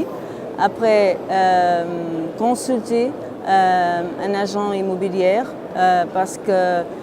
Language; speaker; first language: French; non-native, fluent; Portuguese